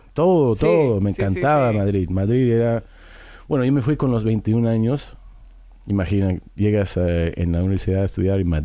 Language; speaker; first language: Spanish; early bilingual, heritage; English